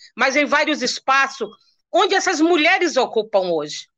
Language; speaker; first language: Portuguese; non-native, local second language; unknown